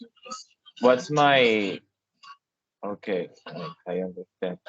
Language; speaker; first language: English; non-native, learner; Spanish